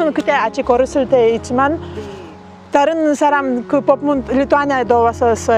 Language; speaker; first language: Korean; non-native, learner; Lithuanian